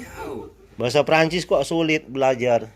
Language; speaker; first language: Indonesian; native; Indonesian